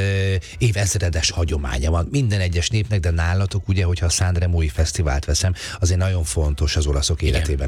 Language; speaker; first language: Hungarian; native; Hungarian